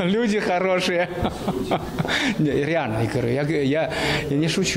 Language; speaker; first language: Russian; non-native, fluent; Chinese